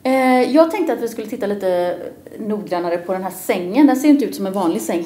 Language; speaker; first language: Swedish; native; Swedish